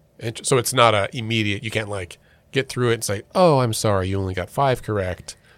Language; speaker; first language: English; native; English